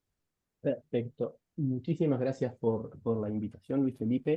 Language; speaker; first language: Spanish; native; Spanish